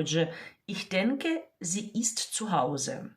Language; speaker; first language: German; non-native, fluent; Ukrainian